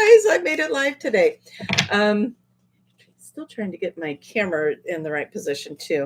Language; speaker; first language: English; native; English